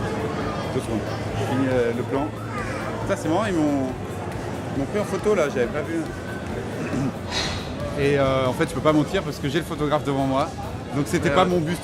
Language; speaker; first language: French; native; French